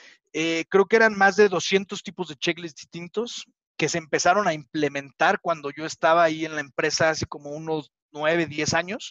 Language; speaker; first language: Spanish; native; Spanish